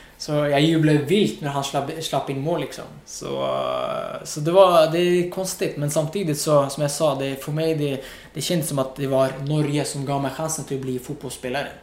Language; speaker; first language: Swedish; non-native, fluent; Riffian